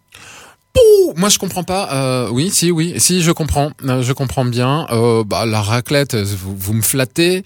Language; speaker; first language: French; native; French